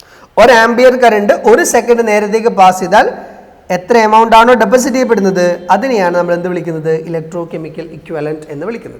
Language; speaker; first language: Malayalam; native; Malayalam